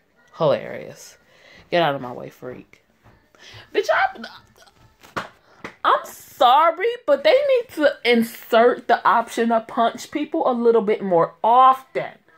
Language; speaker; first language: English; native; English